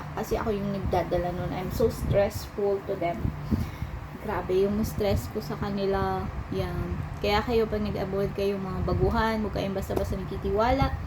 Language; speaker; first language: Filipino; native; Filipino